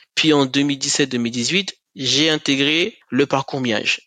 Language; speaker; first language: French; native; French